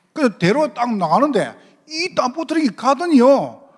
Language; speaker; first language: Korean; native; Korean